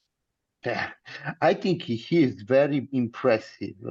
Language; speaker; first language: English; non-native, learner; Italian